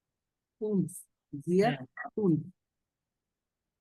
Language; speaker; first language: German; non-native, learner; Bangla